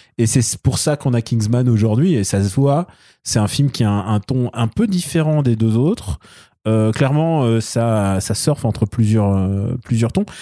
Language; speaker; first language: French; early bilingual, other home language; Russian